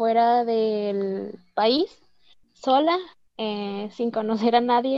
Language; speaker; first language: English; non-native, fluent; Spanish